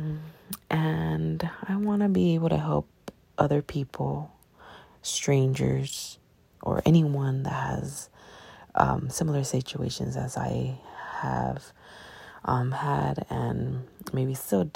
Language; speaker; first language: English; native; English